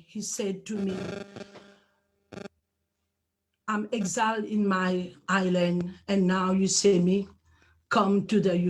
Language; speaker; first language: English; non-native, learner; Morisyen